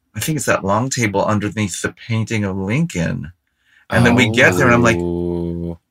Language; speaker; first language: English; native; English